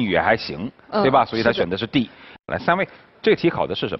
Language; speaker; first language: Chinese; native; Chinese